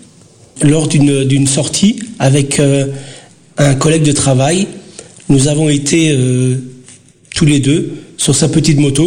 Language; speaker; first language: French; early bilingual, other home language; Portuguese